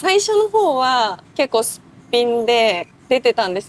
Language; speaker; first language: Japanese; native; Japanese